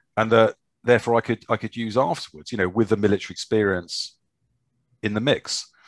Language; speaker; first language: English; native; English